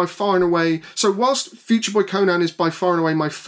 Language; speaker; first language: English; native; English